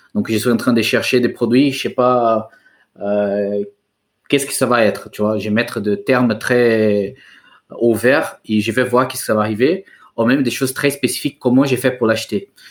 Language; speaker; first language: French; non-native, fluent; Portuguese